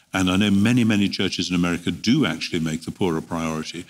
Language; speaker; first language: English; native; English